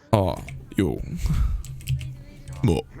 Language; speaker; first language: Japanese; non-native, learner; English